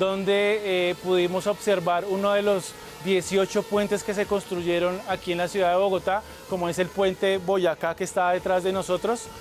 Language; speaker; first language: Spanish; native; Spanish